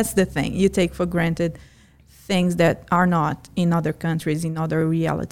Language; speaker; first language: English; non-native, fluent; Portuguese